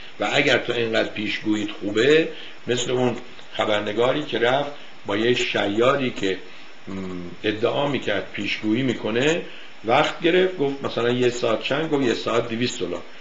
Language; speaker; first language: Persian; native; Persian